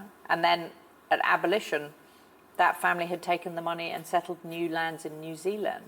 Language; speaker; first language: English; native; English